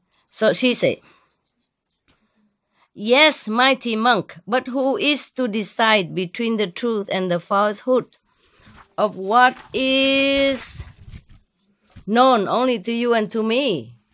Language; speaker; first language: English; non-native, fluent; Vietnamese